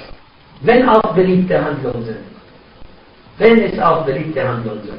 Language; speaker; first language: German; non-native, fluent; Arabic